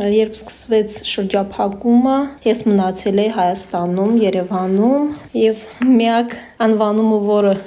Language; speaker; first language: Armenian; native; Armenian